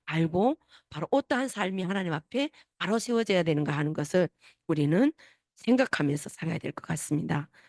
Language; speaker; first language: Korean; native; Korean